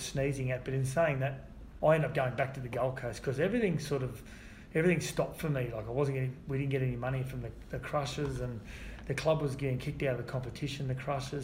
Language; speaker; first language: English; native; English